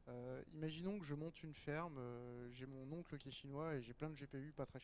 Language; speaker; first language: French; native; French